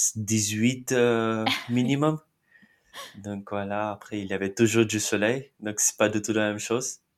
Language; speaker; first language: French; non-native, fluent; Marathi